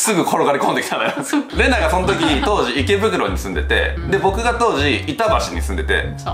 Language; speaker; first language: Japanese; native; Japanese